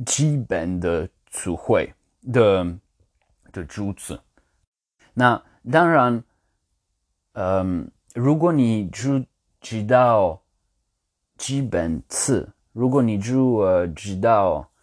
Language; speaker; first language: Chinese; non-native, learner; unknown